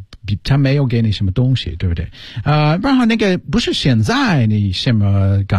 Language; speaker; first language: Chinese; non-native, fluent; English